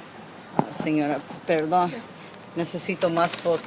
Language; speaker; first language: Spanish; non-native, learner; English